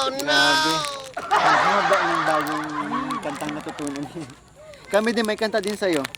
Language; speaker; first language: Filipino; native; Filipino